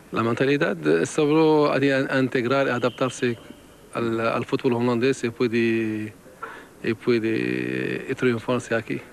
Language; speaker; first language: Spanish; non-native, fluent; Arabic